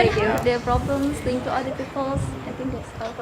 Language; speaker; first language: English; non-native, learner; Malay